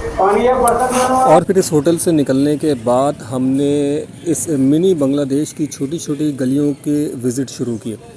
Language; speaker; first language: Urdu; native; Urdu